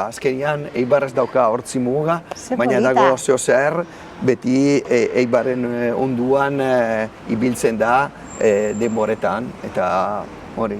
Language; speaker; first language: Basque; non-native, learner; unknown